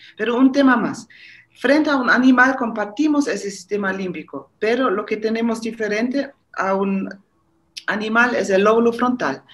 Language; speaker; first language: Spanish; non-native, fluent; German